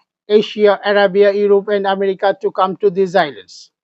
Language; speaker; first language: English; non-native, local second language; Bangla